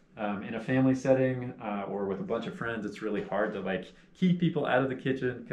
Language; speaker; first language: English; native; English